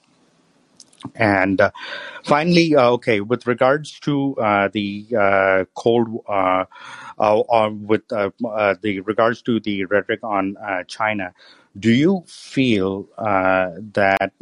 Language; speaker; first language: English; non-native, local second language; Urdu